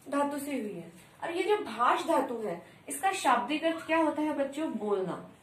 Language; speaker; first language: Hindi; native; Hindi